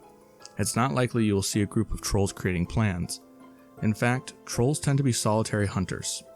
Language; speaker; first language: English; native; English